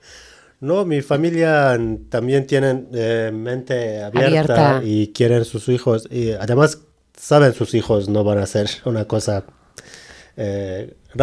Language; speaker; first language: Spanish; non-native, learner; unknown